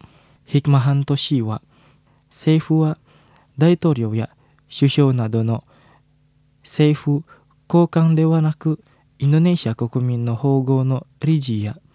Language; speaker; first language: Japanese; non-native, fluent; Indonesian